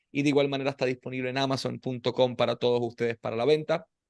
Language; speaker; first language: Spanish; native; Spanish